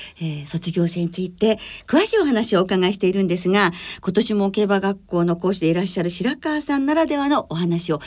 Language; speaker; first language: Japanese; native; Japanese